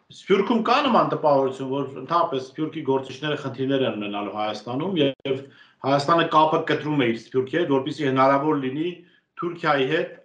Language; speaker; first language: Armenian; native; Armenian